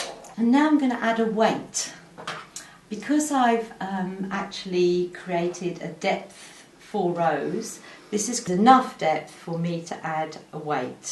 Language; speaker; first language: English; native; English